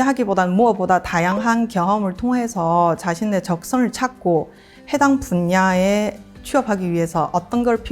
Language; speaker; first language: Korean; non-native, fluent; Chinese